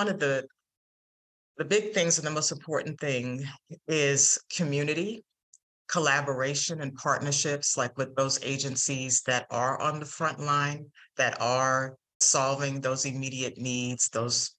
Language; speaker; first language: English; native; English